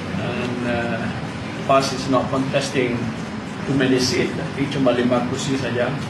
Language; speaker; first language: English; non-native, local second language; Malay